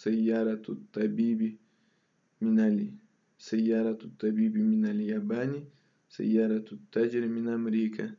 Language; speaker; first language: Arabic; non-native, fluent; Russian